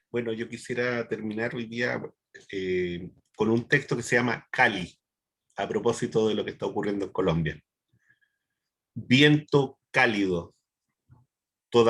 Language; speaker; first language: Spanish; native; Spanish